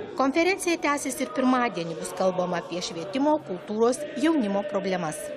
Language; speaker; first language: Lithuanian; native; Lithuanian